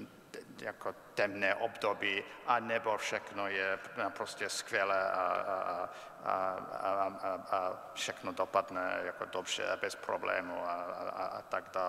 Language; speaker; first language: Czech; non-native, fluent; English